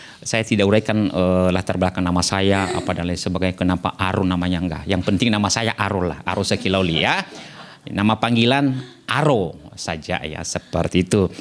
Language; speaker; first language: Indonesian; non-native, local second language; Nias